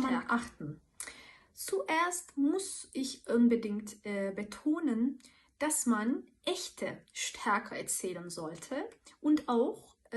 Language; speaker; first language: German; non-native, fluent; Turkish